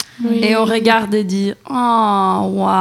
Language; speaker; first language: French; non-native, fluent; Swedish